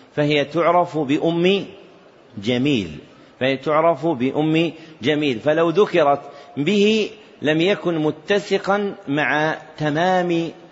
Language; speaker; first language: Arabic; native; Arabic